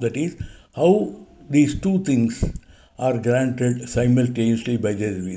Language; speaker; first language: English; non-native, local second language; Tamil